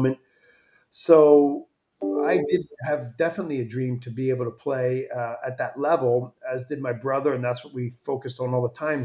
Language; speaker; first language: English; native; English